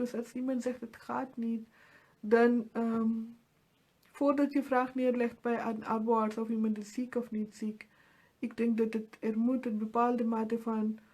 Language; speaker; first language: Dutch; non-native, fluent; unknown